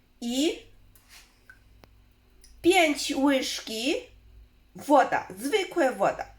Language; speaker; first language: Polish; non-native, learner; Chinese